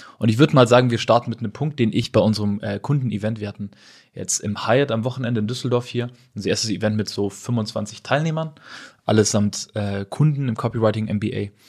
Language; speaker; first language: German; native; German